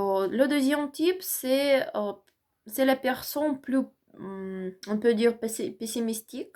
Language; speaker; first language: French; non-native, learner; Ukrainian